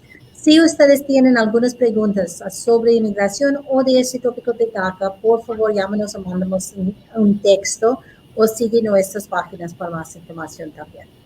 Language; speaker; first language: Spanish; non-native, learner; English